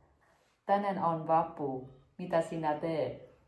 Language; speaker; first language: Finnish; non-native, learner; Vietnamese